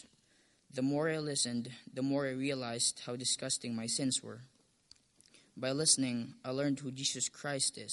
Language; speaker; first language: English; non-native, local second language; Filipino